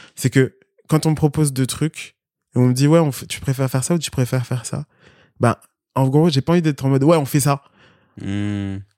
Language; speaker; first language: French; early bilingual, other home language; Spanish